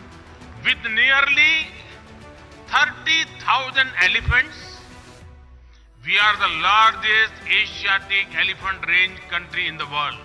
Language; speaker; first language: English; non-native, local second language; Hindi